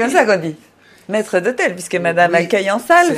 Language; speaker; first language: French; native; French